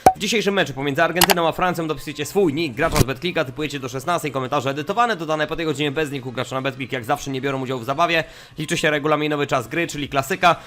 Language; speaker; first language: Polish; native; Polish